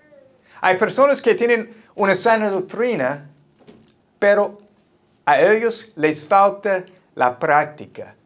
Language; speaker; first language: Spanish; non-native, fluent; English